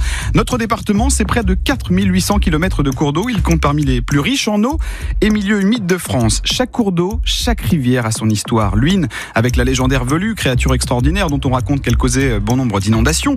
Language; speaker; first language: French; native; French